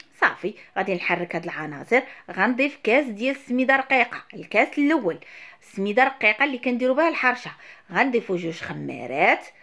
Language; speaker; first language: Arabic; native; Arabic